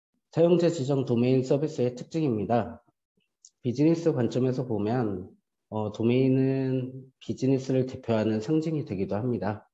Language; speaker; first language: Korean; native; Korean